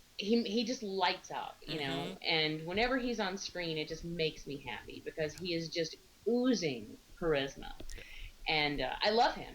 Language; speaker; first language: English; native; English